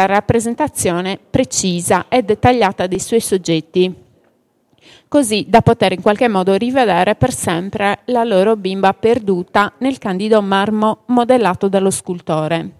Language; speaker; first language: Italian; native; Italian